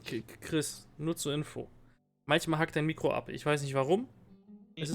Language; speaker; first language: German; native; German